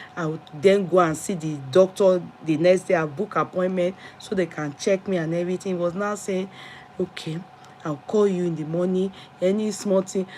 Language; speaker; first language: English; non-native, local second language; Yoruba